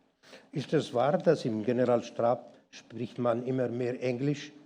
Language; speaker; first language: German; non-native, local second language; Italian